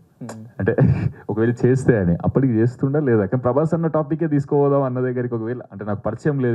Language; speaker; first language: Telugu; native; Telugu